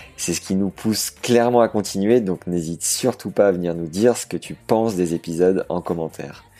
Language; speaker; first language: French; native; French